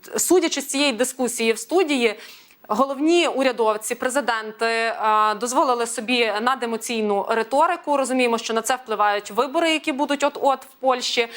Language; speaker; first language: Ukrainian; native; Ukrainian